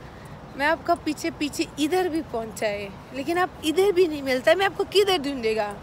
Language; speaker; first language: Hindi; non-native, local second language; Pashto